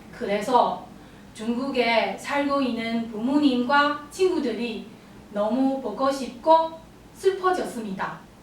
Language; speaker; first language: Korean; non-native, learner; Chinese